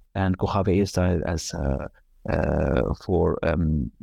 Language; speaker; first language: English; non-native, fluent; Arabic